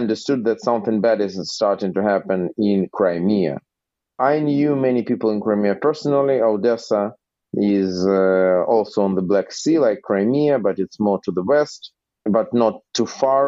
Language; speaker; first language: English; non-native, fluent; Russian